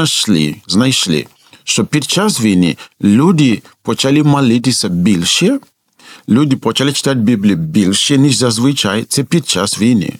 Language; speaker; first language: Ukrainian; non-native, fluent; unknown